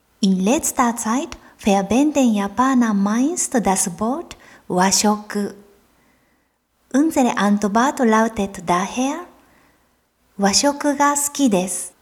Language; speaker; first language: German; non-native, fluent; Japanese